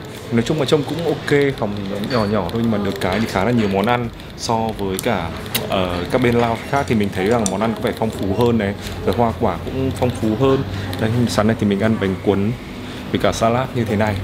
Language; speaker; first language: Vietnamese; native; Vietnamese